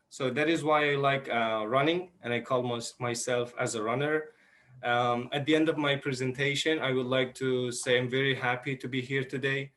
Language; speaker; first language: English; non-native, fluent; Persian